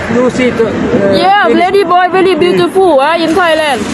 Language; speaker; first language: English; non-native, learner; Thai